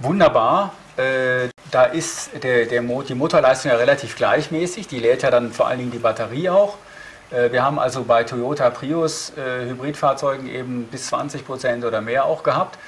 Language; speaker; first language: German; native; German